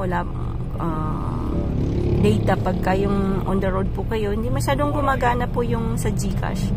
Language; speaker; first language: Filipino; native; Filipino